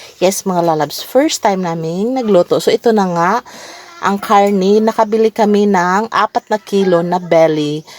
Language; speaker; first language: Filipino; non-native, local second language; Cebuano